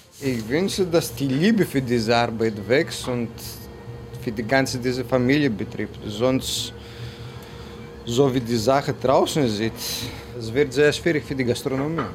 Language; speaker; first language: German; non-native, learner; Greek